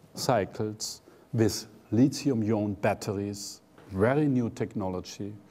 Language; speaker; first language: English; non-native, fluent; German